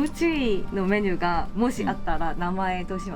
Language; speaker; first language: Japanese; non-native, learner; Korean